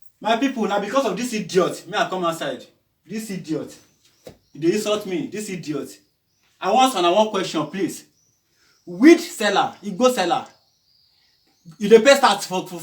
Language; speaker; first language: Nigerian Pidgin; non-native, local second language; Yoruba